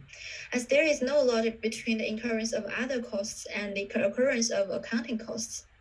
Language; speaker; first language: English; non-native, fluent; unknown